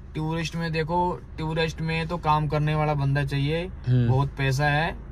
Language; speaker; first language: Hindi; native; Hindi